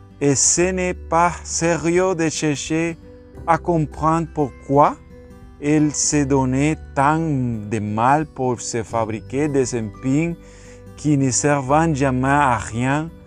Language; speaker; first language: French; non-native, learner; Spanish